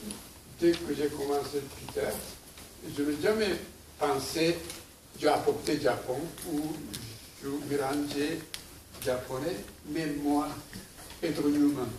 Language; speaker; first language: French; non-native, learner; Japanese